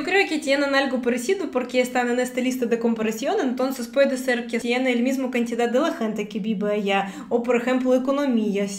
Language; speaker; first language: Spanish; non-native, learner; Russian